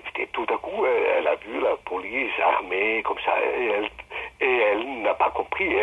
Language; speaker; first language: French; non-native, fluent; Spanish